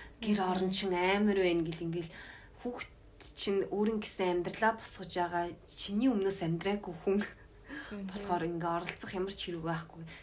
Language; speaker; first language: Mongolian; native; Mongolian